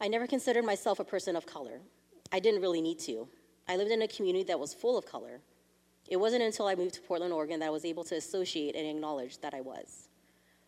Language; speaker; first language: English; early bilingual, other home language; Vietnamese